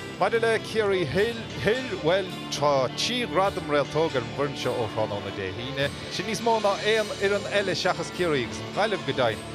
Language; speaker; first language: Irish; native; Irish